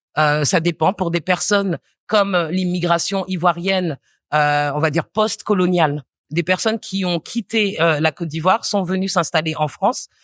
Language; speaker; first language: French; native; French